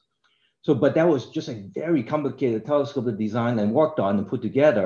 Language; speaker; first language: English; non-native, local second language; Cantonese